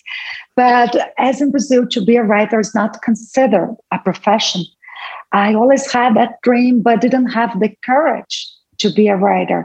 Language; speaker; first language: English; non-native, fluent; Portuguese